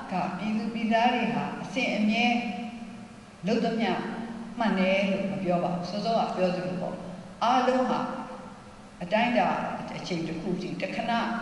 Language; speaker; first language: Burmese; native; Burmese